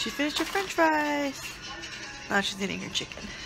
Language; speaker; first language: English; native; English